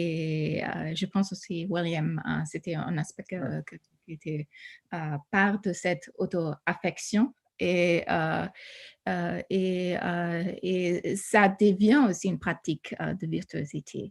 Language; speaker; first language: French; non-native, fluent; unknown